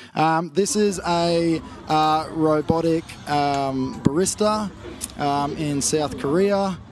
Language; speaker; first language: English; native; English